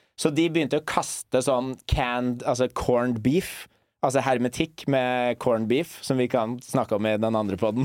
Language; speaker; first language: Norwegian; early bilingual, other home language; English